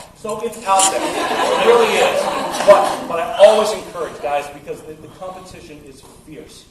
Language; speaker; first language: English; native; English